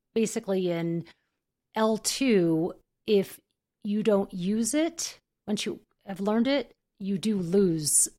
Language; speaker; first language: English; native; English